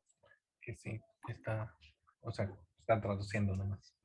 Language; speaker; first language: Spanish; non-native, fluent; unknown